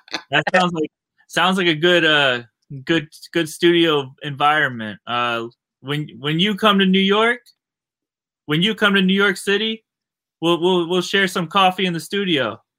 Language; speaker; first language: English; native; English